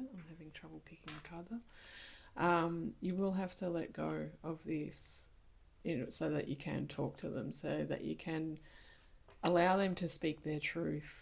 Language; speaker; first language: English; native; English